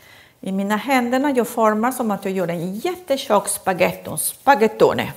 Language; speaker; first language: Swedish; non-native, fluent; Italian